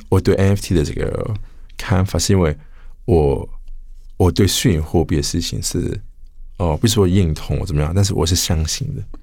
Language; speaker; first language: Chinese; early bilingual, heritage; Chinese